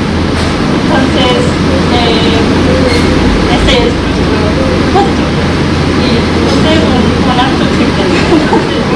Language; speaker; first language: Spanish; non-native, fluent; English